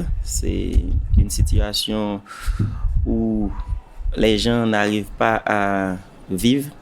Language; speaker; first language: French; non-native, local second language; Haitian Creole